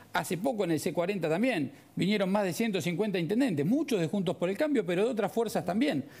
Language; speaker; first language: Spanish; native; Spanish